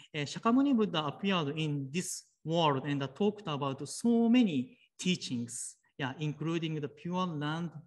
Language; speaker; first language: English; non-native, fluent; Japanese